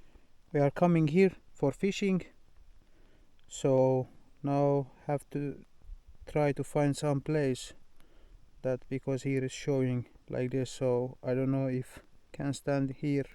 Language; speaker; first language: English; non-native, learner; Finnish